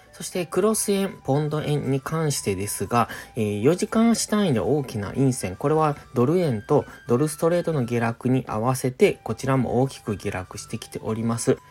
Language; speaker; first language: Japanese; native; Japanese